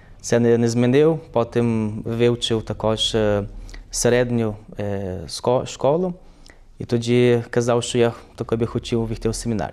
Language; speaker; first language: Ukrainian; early bilingual, heritage; Ukrainian